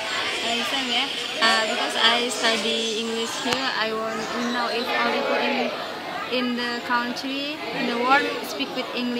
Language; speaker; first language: English; non-native, learner; Indonesian